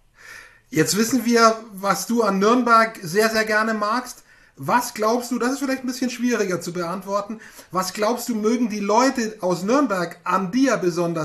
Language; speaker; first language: German; native; German